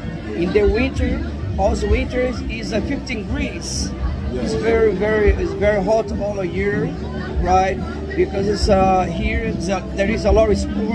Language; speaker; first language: English; non-native, learner; Portuguese